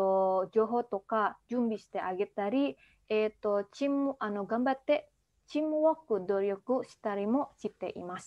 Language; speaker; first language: Japanese; non-native, fluent; Indonesian